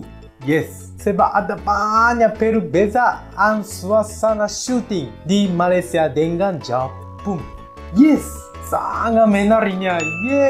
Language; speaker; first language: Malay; non-native, learner; Japanese